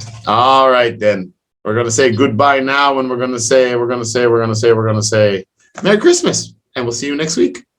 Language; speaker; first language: English; non-native, fluent; French